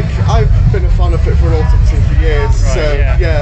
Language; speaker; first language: English; native; English